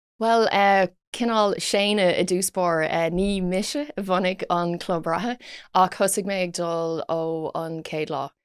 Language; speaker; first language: Irish; non-native, local second language; English